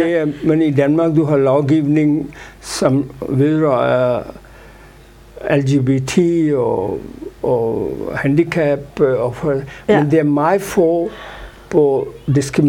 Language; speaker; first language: Danish; non-native, fluent; Urdu